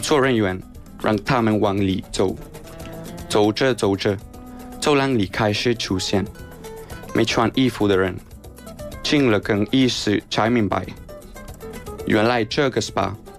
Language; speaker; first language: Chinese; non-native, learner; Spanish